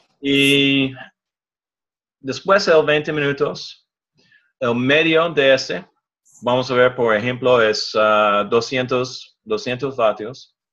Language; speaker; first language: Spanish; non-native, learner; English